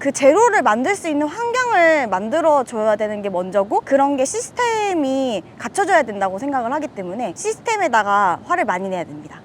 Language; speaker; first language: Korean; native; Korean